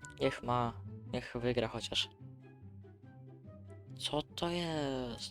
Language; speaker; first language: Polish; native; Polish